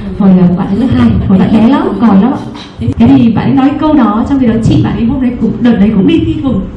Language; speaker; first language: Vietnamese; native; Vietnamese